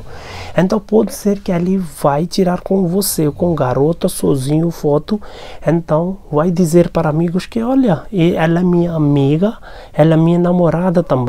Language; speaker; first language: Portuguese; non-native, learner; Hindi